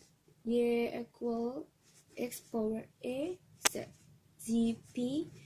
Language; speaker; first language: English; non-native, learner; Indonesian